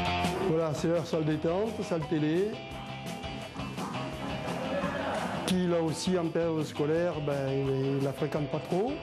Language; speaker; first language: French; native; French